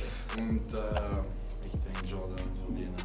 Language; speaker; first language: German; non-native, learner; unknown